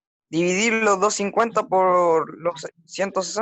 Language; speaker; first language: Spanish; native; Spanish